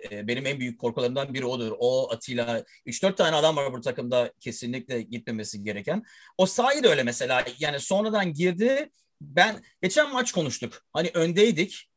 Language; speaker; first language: Turkish; early bilingual, heritage; Turkish